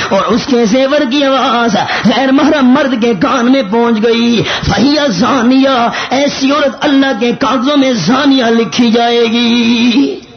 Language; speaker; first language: Urdu; non-native, local second language; Punjabi